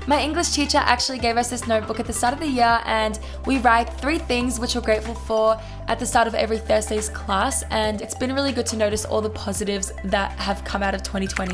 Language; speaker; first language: English; native; English